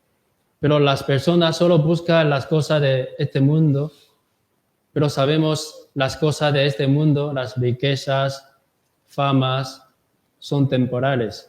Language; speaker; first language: Spanish; non-native, learner; Korean